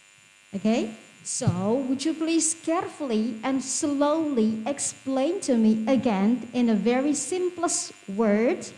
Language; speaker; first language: English; non-native, fluent; Indonesian